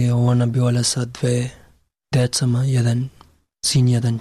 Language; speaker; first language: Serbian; non-native, learner; Pashto